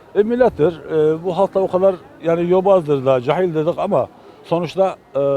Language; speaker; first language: Turkish; native; Turkish